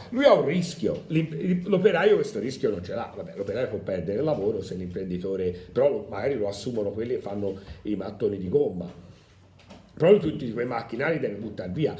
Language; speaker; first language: Italian; native; Italian